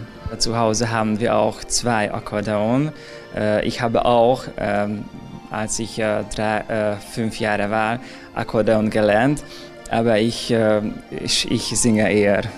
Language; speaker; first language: German; non-native, local second language; Hungarian